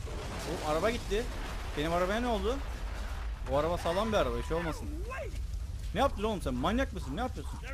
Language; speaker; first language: Turkish; native; Turkish